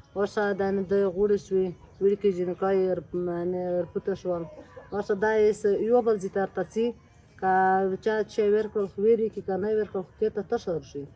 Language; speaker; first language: Pashto; native; Pashto